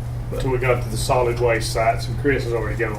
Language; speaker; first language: English; native; English